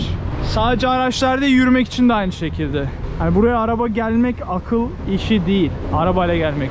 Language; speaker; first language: Turkish; native; Turkish